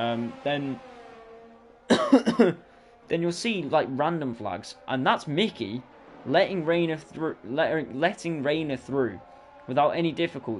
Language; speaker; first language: English; native; English